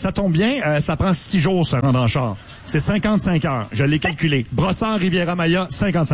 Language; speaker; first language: French; native; French